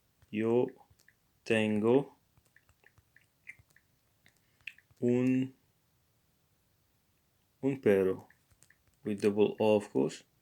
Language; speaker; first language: Spanish; non-native, learner; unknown